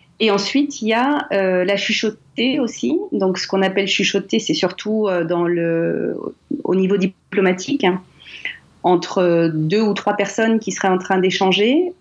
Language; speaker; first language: French; native; French